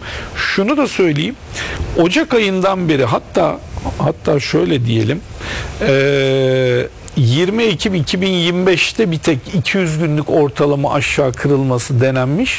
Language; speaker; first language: Turkish; native; Turkish